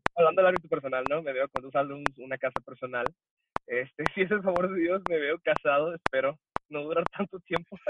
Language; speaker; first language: Spanish; early bilingual, heritage; Spanish